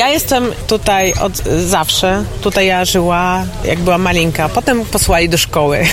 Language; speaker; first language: Polish; non-native, local second language; Ukrainian